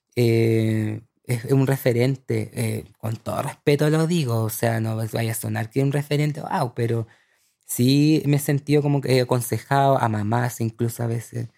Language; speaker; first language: Spanish; native; Spanish